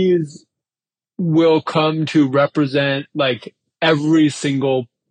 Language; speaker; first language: English; native; English